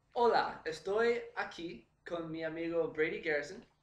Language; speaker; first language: Spanish; non-native, learner; English